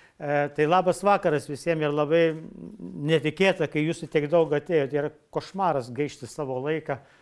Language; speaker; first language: Lithuanian; native; Lithuanian